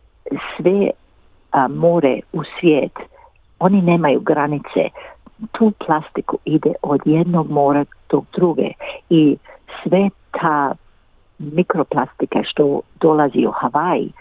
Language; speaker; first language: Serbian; early bilingual, heritage; English